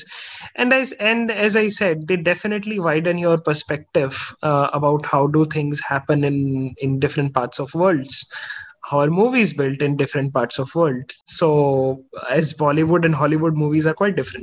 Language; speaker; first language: English; non-native, local second language; Hindi